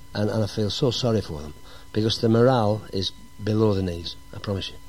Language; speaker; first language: English; native; English